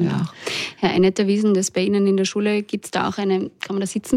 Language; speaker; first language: German; native; German